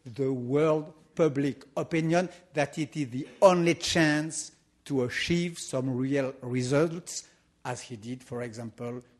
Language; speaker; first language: English; non-native, fluent; French